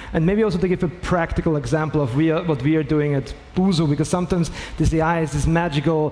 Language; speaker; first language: English; non-native, fluent; German